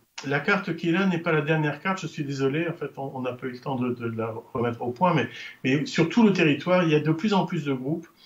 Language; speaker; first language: French; native; French